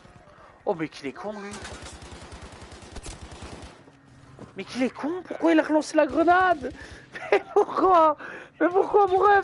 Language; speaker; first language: French; native; French